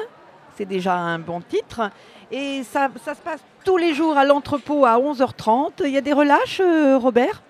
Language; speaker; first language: French; native; French